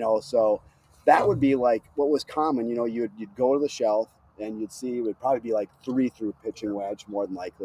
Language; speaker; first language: English; native; English